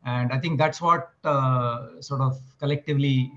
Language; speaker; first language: English; non-native, local second language; Marathi